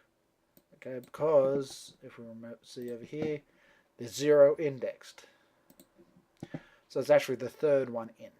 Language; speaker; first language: English; native; English